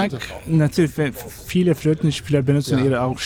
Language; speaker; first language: German; non-native, fluent; Turkish